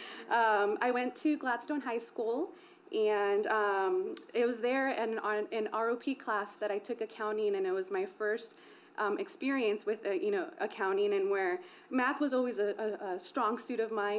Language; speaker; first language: English; early bilingual, other home language; Spanish